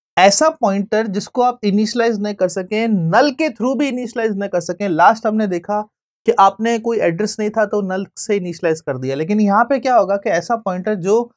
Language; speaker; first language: Hindi; native; Hindi